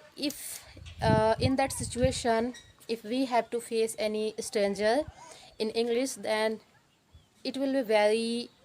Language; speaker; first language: English; non-native, learner; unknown